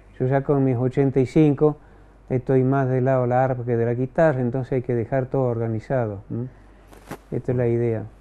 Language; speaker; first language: Spanish; non-native, fluent; French